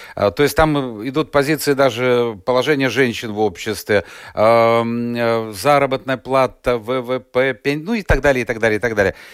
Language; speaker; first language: Russian; native; Russian